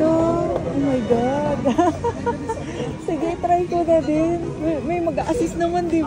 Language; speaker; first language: Filipino; native; Filipino